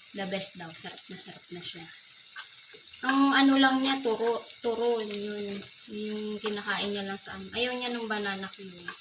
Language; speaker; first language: Filipino; non-native, local second language; Bikol